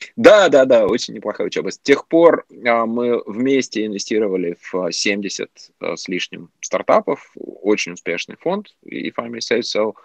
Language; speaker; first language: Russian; native; Russian